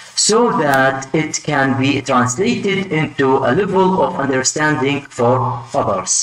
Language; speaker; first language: English; non-native, fluent; Arabic